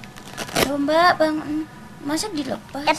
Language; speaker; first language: Indonesian; native; Indonesian